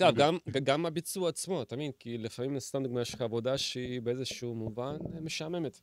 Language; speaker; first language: Hebrew; native; Hebrew